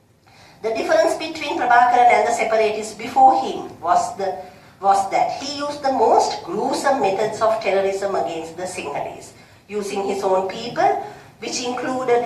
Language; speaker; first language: English; non-native, local second language; Sinhala